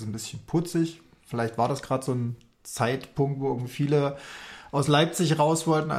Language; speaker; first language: German; native; German